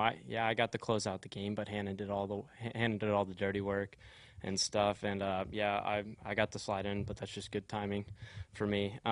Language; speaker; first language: English; native; English